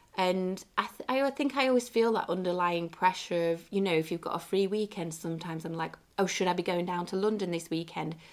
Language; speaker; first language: English; native; English